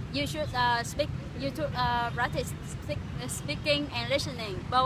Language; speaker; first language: English; non-native, learner; Vietnamese